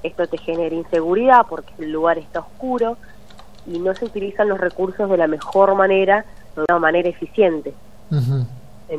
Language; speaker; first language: Spanish; native; Spanish